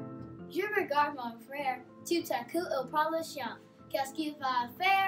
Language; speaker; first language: French; non-native, learner; English